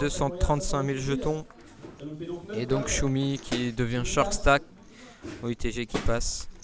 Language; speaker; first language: French; native; French